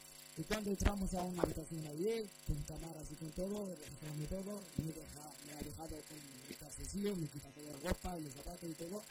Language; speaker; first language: Spanish; non-native, learner; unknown